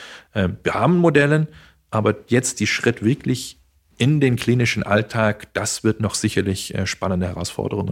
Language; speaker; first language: German; non-native, fluent; Dutch